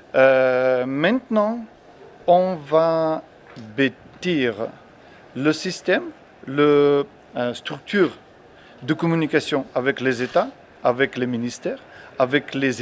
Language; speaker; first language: French; non-native, learner; Ukrainian